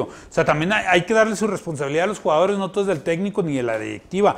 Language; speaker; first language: Spanish; native; Spanish